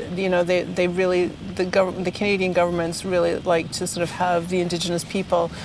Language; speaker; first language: English; native; English